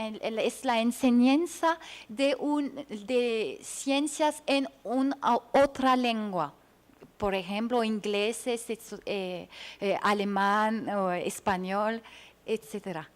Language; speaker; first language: Spanish; non-native, fluent; French